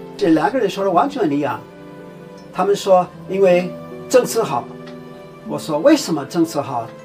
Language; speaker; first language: Chinese; non-native, fluent; English